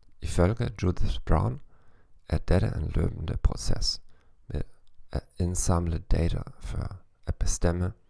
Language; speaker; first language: Danish; non-native, fluent; German